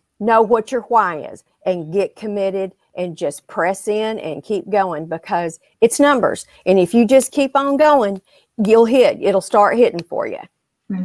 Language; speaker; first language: English; native; English